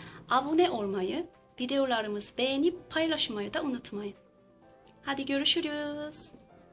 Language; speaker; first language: Turkish; non-native, fluent; Korean